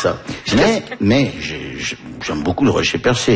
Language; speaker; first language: French; early bilingual, heritage; French